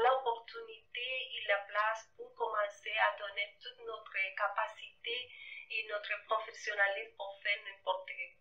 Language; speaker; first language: French; non-native, fluent; Spanish